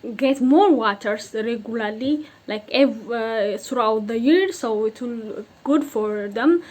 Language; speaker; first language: English; non-native, local second language; Amharic